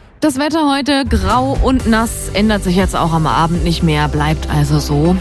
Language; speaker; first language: German; native; German